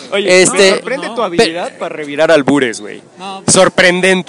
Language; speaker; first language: Spanish; native; Spanish